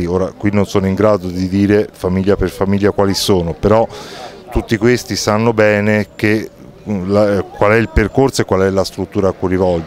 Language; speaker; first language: Italian; native; Italian